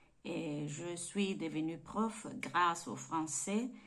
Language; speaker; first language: French; non-native, fluent; Spanish